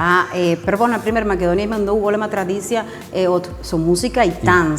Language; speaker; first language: Macedonian; non-native, learner; Spanish